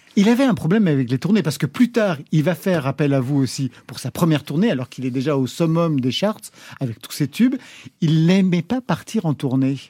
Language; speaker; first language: French; native; French